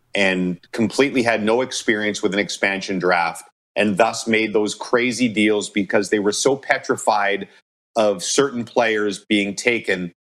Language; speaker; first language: English; native; English